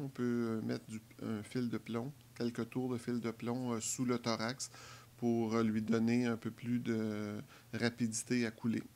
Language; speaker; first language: French; native; French